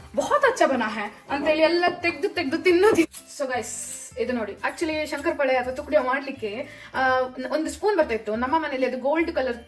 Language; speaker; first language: Kannada; non-native, local second language; Konkani